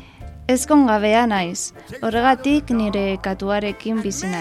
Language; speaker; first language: Basque; non-native, learner; Catalan